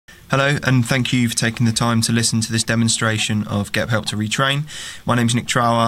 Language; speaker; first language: English; native; English